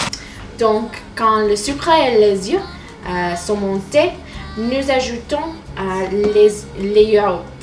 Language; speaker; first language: French; non-native, learner; English